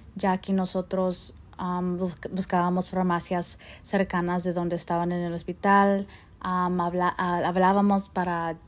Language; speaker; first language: Spanish; early bilingual, heritage; Spanish